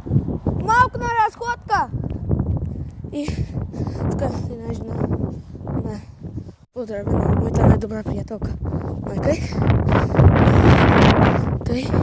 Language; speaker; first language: Bulgarian; native; Bulgarian